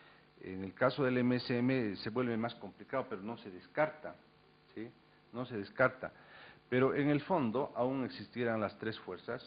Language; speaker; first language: Spanish; native; Spanish